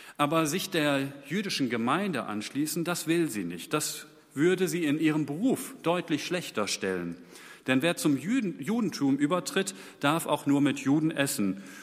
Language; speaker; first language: German; native; German